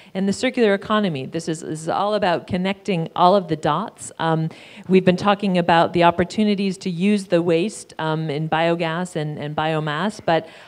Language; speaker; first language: English; native; English